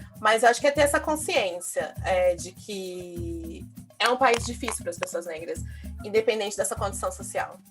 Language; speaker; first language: Portuguese; native; Portuguese